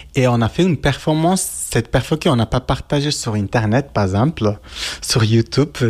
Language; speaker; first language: French; non-native, learner; Kurdish